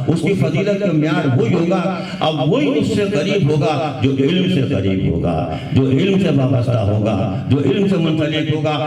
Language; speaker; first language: Urdu; native; Urdu